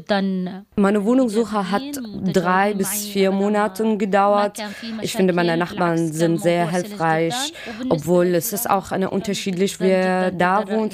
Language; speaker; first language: German; non-native, learner; Arabic